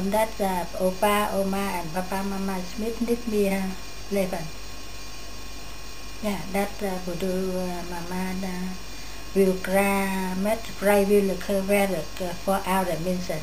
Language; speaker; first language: Dutch; non-native, learner; Vietnamese